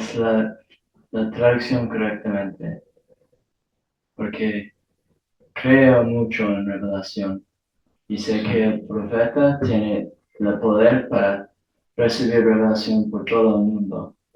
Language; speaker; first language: Spanish; non-native, learner; English